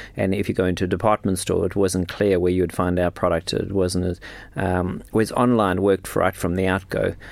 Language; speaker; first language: English; native; English